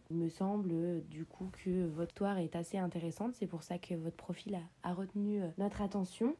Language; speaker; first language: French; native; French